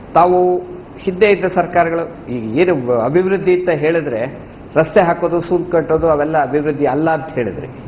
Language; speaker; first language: Kannada; native; Kannada